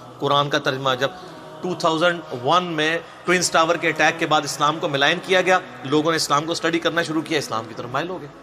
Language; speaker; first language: Urdu; non-native, local second language; Punjabi